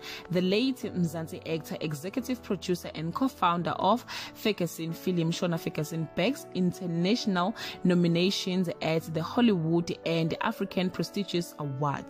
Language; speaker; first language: English; non-native, local second language; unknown